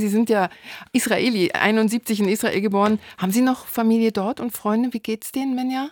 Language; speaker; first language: German; native; German